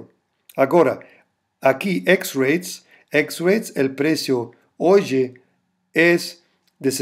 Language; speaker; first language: Spanish; non-native, fluent; German